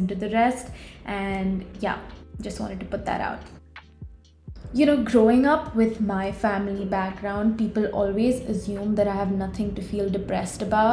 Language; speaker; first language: English; non-native, local second language; Hindi